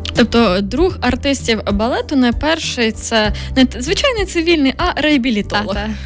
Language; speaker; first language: Ukrainian; native; Ukrainian